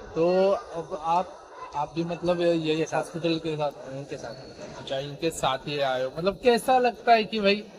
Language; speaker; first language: Hindi; non-native, local second language; Marathi